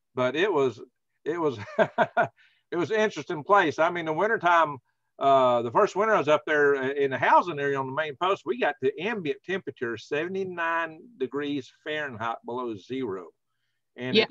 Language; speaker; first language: English; native; English